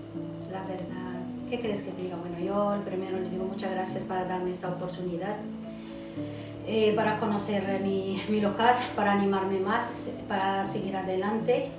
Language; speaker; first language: Spanish; non-native, local second language; Arabic